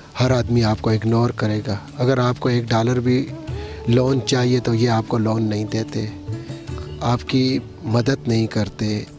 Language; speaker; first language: Urdu; non-native, local second language; Northern Hindko